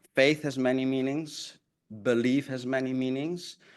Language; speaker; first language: English; non-native, fluent; Dutch